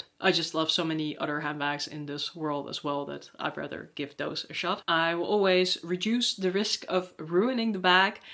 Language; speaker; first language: English; non-native, fluent; Dutch